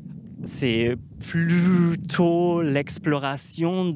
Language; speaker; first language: French; non-native, fluent; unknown